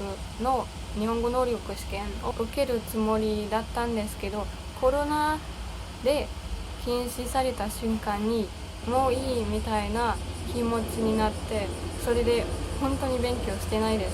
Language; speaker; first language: Japanese; non-native, learner; German